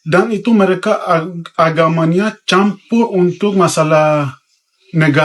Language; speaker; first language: Indonesian; non-native, fluent; Persian